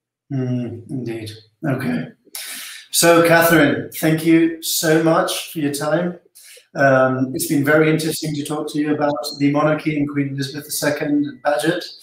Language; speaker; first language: English; non-native, fluent; Spanish